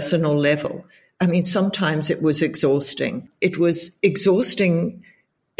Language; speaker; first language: English; native; English